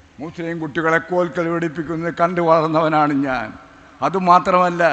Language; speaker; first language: Malayalam; native; Malayalam